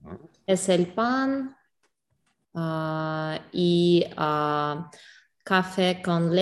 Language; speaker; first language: Spanish; non-native, learner; English